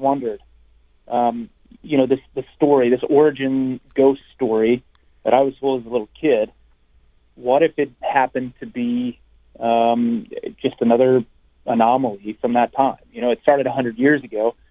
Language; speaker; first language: English; native; English